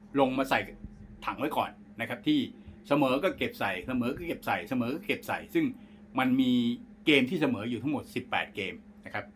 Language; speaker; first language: Thai; native; Thai